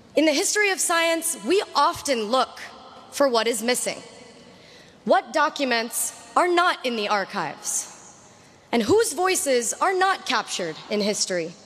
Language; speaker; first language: English; native; English